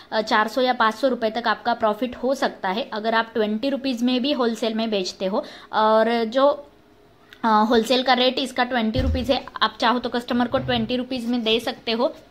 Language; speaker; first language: Hindi; non-native, local second language; Marathi